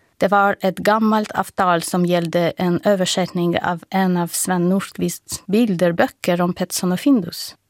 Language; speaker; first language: Swedish; non-native, fluent; Russian